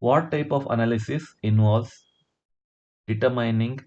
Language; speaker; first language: English; non-native, local second language; Kannada